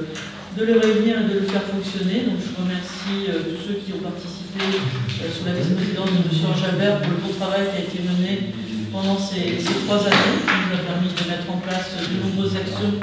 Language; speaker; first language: French; native; French